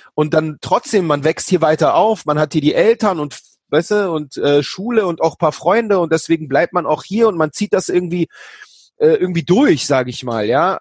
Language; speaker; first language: German; native; German